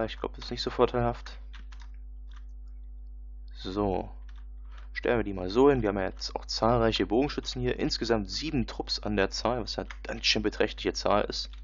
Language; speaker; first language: German; native; German